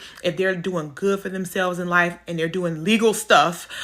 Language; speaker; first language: English; native; English